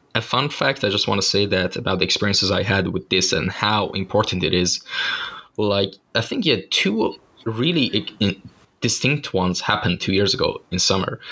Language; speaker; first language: English; non-native, fluent; Persian